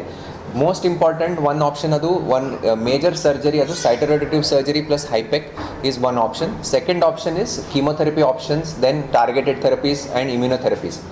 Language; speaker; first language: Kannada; non-native, learner; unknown